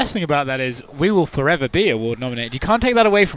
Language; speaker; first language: English; native; English